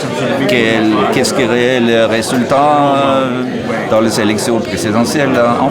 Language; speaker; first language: French; non-native, learner; Norwegian